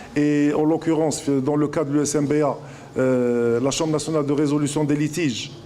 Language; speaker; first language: French; non-native, local second language; Arabic